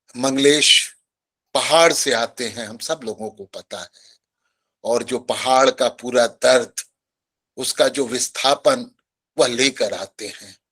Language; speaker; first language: Hindi; native; Hindi